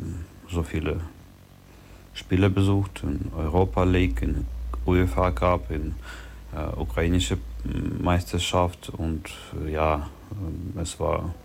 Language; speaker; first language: German; non-native, learner; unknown